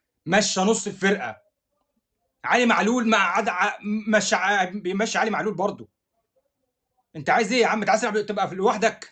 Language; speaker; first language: Arabic; native; Arabic